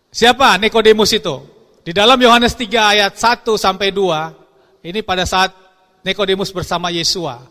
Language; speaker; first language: Indonesian; non-native, local second language; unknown